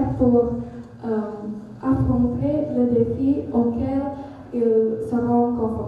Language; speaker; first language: French; non-native, learner; Indonesian